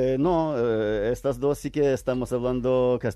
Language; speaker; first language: Spanish; non-native, fluent; Ukrainian